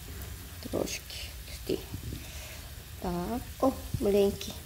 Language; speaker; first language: Ukrainian; non-native, learner; Korean